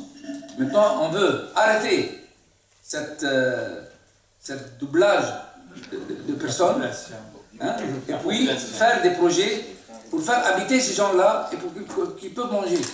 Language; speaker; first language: French; non-native, local second language; Arabic